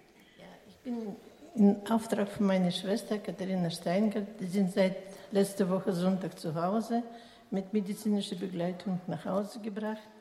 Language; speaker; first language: German; early bilingual, heritage; German